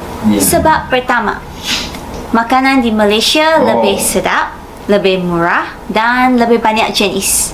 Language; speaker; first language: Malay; non-native, fluent; Japanese